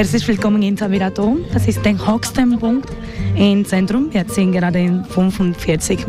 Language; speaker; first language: German; non-native, learner; Spanish